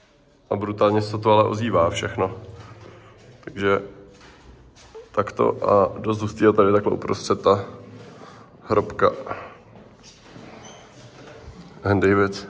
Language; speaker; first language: Czech; native; Czech